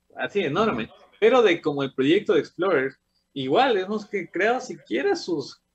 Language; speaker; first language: Spanish; native; Spanish